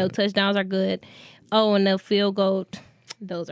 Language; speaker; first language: English; native; English